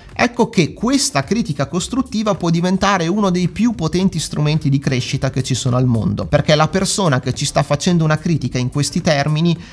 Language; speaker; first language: Italian; native; Italian